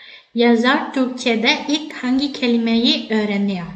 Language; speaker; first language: Turkish; non-native, fluent; Indonesian